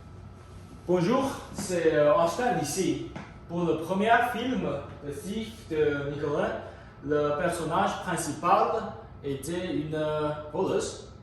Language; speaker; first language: French; non-native, learner; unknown